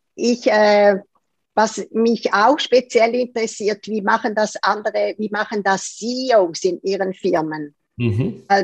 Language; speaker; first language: German; native; German